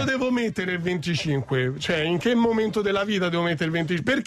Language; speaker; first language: Italian; native; Italian